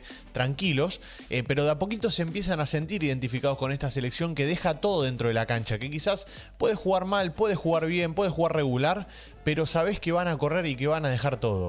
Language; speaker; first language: Spanish; native; Spanish